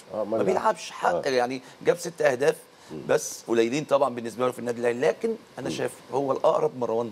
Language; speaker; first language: Arabic; native; Arabic